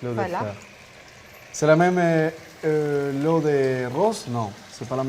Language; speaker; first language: French; non-native, fluent; Spanish